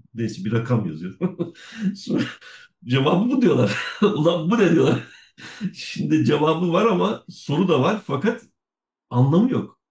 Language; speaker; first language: Turkish; native; Turkish